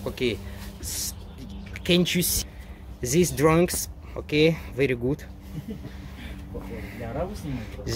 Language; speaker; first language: English; non-native, learner; Russian